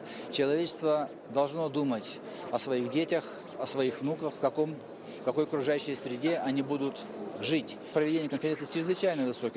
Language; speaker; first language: Russian; native; Russian